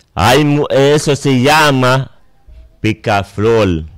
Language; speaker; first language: Spanish; native; Spanish